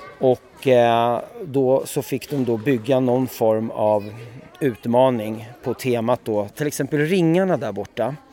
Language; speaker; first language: Swedish; early bilingual, other home language; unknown